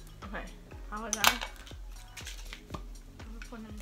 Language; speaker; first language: Spanish; early bilingual, heritage; Spanish